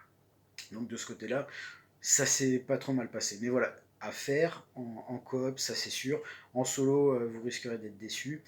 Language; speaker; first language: French; native; French